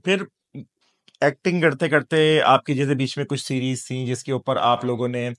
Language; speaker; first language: Urdu; native; Urdu